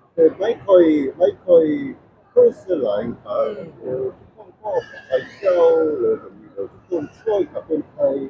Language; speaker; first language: Thai; non-native, learner; Korean